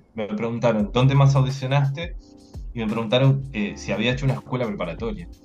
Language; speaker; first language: Spanish; native; Spanish